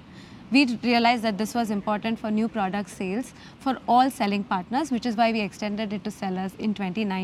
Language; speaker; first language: English; non-native, local second language; Gujarati